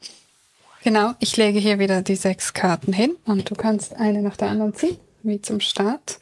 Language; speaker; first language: German; native; German